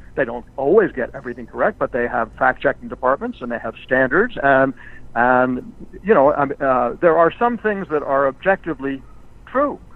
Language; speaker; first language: English; native; English